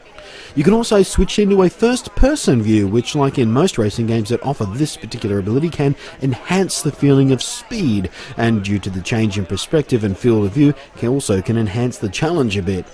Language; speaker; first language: English; native; English